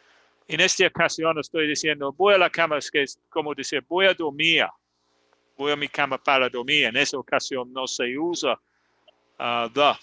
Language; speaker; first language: Spanish; non-native, fluent; English